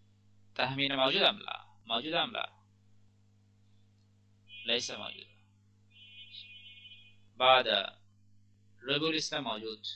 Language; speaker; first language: Arabic; non-native, learner; Bangla